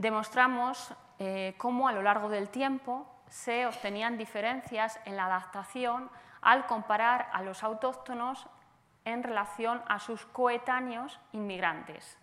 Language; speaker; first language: Spanish; native; Spanish